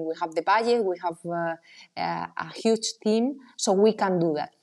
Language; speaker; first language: English; non-native, fluent; Spanish